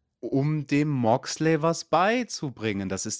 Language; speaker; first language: German; native; German